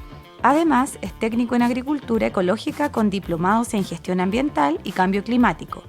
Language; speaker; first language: Spanish; native; Spanish